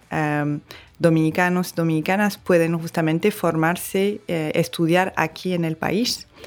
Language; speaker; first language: Spanish; non-native, fluent; French